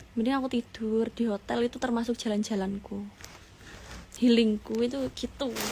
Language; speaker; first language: Indonesian; non-native, local second language; Javanese